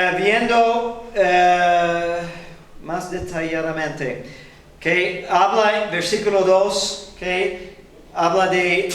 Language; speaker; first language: Spanish; non-native, fluent; English